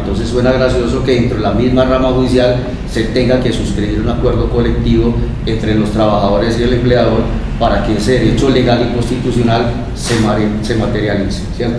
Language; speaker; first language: Spanish; native; Spanish